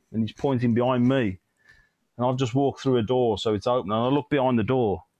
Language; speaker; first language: English; native; English